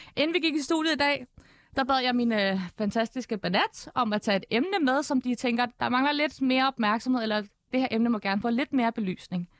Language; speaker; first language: Danish; early bilingual, other home language; Albanian